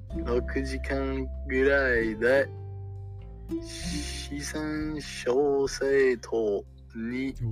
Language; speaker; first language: Japanese; non-native, learner; English